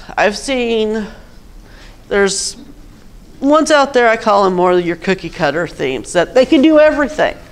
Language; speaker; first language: English; native; English